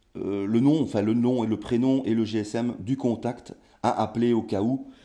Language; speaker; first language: French; native; French